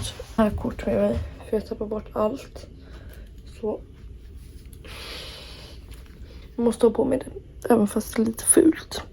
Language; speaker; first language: Swedish; early bilingual, heritage; Swedish